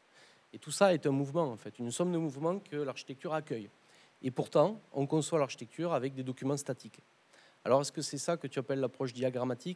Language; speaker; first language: French; native; French